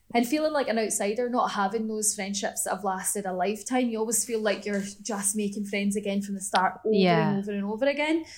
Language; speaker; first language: English; native; English